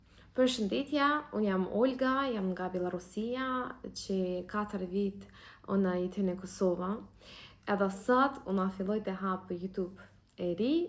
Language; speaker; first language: Albanian; non-native, learner; Russian